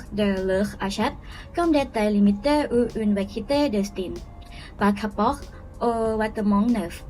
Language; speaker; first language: French; non-native, learner; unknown